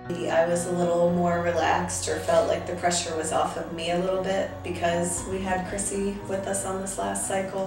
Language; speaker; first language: English; native; English